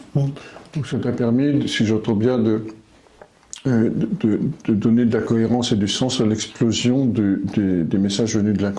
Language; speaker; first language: French; native; French